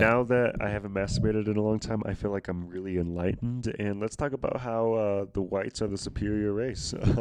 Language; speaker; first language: English; early bilingual, other home language; Spanish